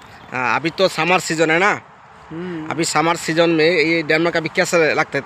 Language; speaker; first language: Hindi; non-native, learner; Bangla